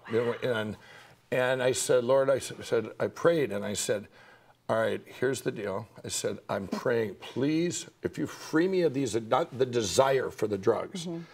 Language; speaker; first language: English; native; English